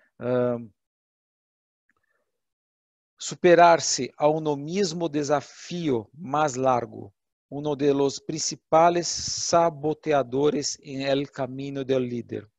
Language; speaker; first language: Portuguese; non-native, learner; Spanish